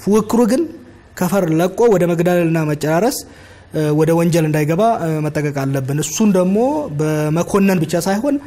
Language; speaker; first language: Amharic; non-native, local second language; Oromo